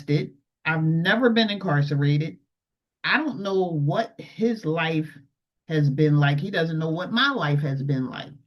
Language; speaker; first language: English; native; English